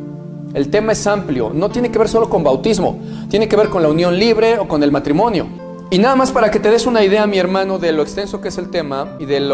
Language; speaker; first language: Spanish; native; Spanish